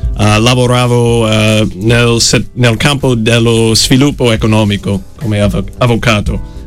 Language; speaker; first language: Italian; non-native, fluent; English